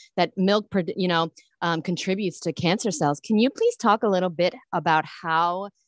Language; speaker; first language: English; early bilingual, other home language; Italian